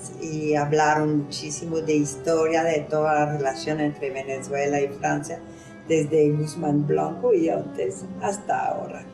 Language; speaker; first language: Spanish; non-native, fluent; French